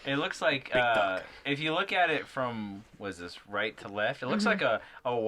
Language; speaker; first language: English; native; English